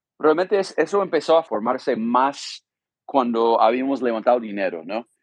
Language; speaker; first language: Spanish; non-native, fluent; English